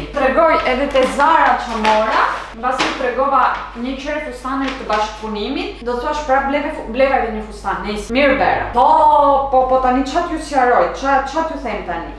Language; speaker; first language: Albanian; early bilingual, heritage; Albanian